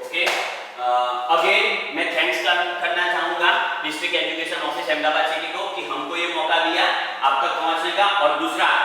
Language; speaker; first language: Hindi; non-native, local second language; Gujarati